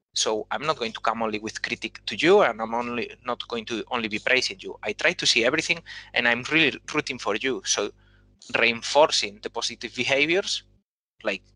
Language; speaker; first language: English; non-native, fluent; Spanish